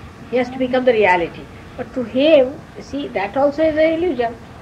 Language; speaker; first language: English; non-native, local second language; Marathi